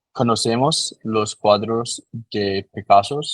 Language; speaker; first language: Spanish; non-native, learner; English